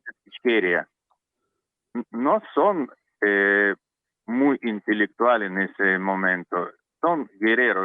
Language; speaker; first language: Spanish; non-native, learner; Russian